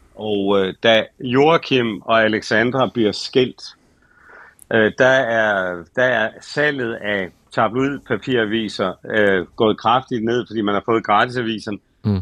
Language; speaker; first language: Danish; native; Danish